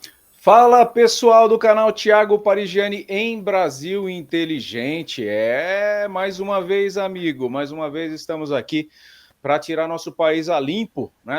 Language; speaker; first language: Portuguese; native; Portuguese